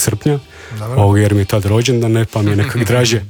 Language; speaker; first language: Serbian; native; Serbian